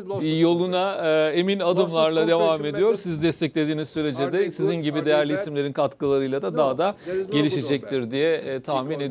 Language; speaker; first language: Turkish; native; Turkish